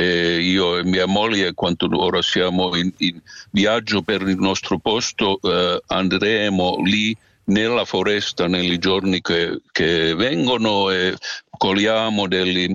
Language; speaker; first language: Italian; non-native, fluent; Finnish